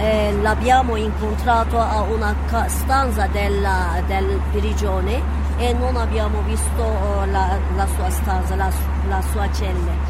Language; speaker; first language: Italian; non-native, fluent; Turkish